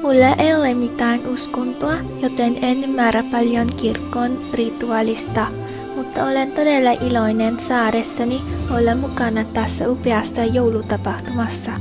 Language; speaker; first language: Finnish; non-native, learner; Vietnamese